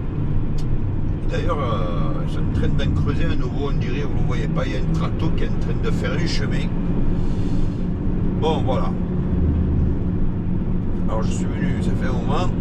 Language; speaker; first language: French; native; French